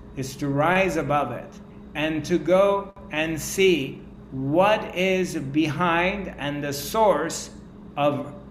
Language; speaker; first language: English; non-native, fluent; Persian